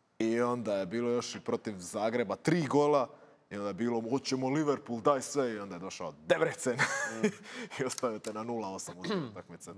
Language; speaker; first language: Croatian; native; Croatian